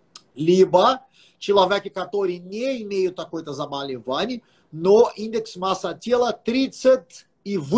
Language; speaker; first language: Russian; non-native, fluent; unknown